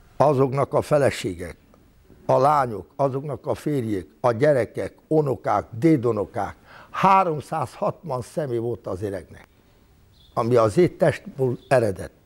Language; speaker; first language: Hungarian; non-native, local second language; Romany